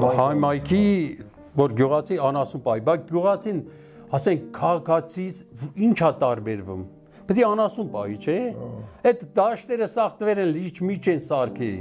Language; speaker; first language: Armenian; non-native, local second language; Kurdish